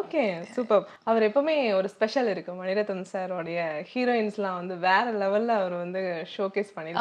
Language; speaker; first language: Tamil; native; Tamil